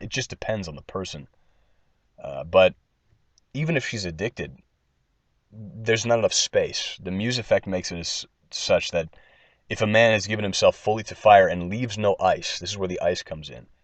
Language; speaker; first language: English; native; English